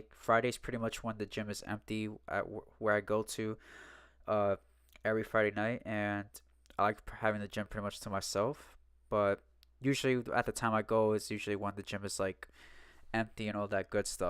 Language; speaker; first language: English; native; English